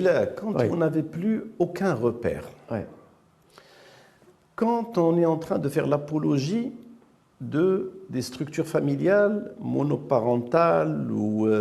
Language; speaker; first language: French; non-native, local second language; Arabic